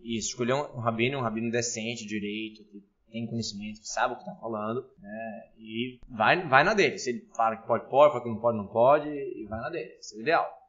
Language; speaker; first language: Portuguese; native; Portuguese